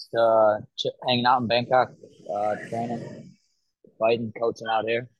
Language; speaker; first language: English; native; English